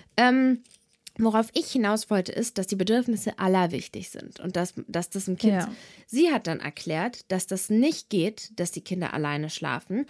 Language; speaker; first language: German; early bilingual, other home language; Serbian